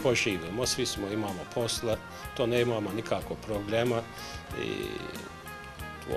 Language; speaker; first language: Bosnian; early bilingual, heritage; Bosnian